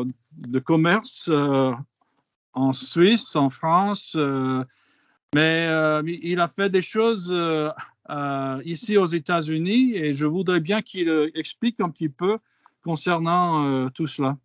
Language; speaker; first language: French; non-native, fluent; English